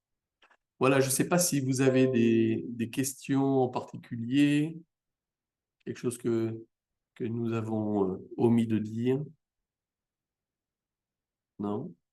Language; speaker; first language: French; native; French